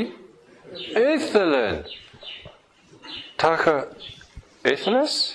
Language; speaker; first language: Greek; non-native, fluent; English